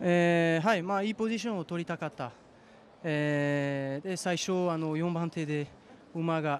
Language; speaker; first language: Japanese; non-native, fluent; French